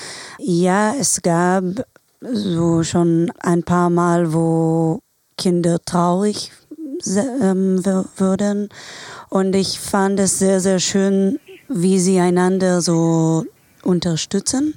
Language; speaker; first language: German; non-native, fluent; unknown